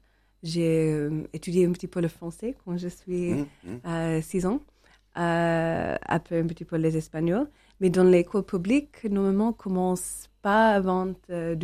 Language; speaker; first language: French; non-native, learner; English